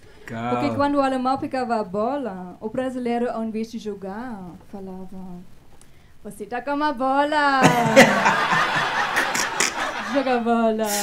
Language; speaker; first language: Portuguese; non-native, fluent; German